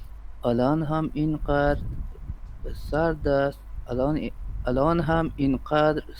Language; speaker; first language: Persian; non-native, learner; Urdu